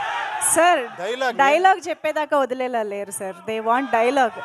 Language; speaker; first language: Telugu; native; Telugu